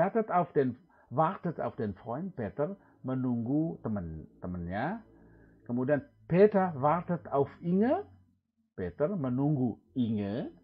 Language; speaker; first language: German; non-native, fluent; Indonesian